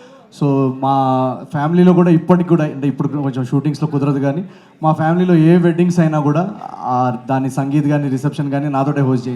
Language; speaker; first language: Telugu; native; Telugu